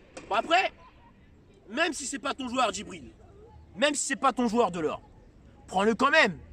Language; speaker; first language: French; native; French